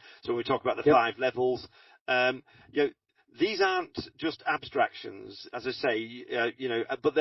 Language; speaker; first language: English; native; English